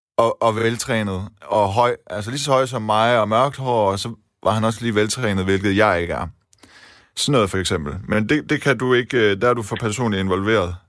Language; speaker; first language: Danish; early bilingual, other home language; Persian